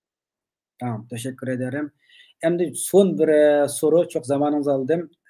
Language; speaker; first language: Turkish; non-native, learner; Uyghur